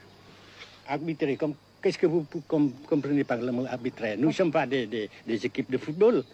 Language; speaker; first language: French; non-native, fluent; Vietnamese